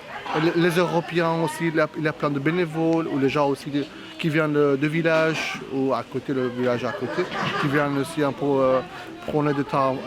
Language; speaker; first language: French; non-native, fluent; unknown